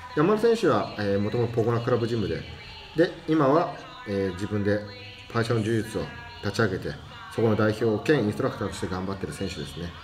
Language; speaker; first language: Japanese; native; Japanese